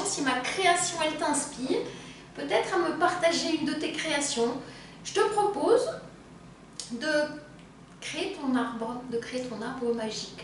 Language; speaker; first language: French; native; French